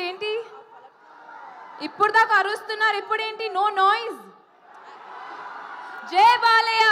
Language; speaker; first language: Telugu; non-native, fluent; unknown